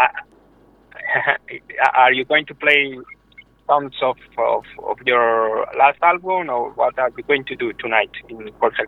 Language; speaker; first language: English; non-native, learner; Spanish